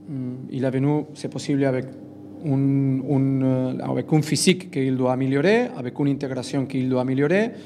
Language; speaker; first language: French; non-native, learner; Spanish